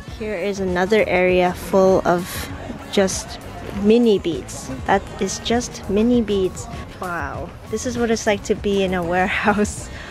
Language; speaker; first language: English; early bilingual, other home language; Chinese